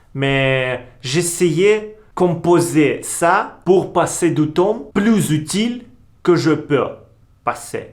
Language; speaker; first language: French; non-native, learner; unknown